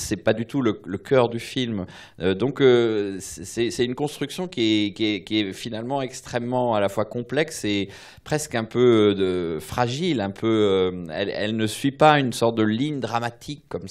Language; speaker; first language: French; native; French